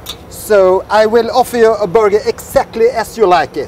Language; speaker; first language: English; non-native, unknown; Swedish